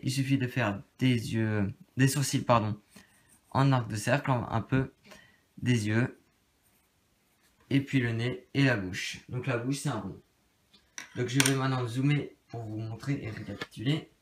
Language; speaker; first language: French; native; French